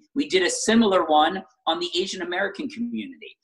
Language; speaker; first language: English; native; English